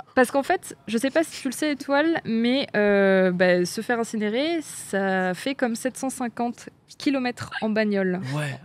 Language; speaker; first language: French; native; French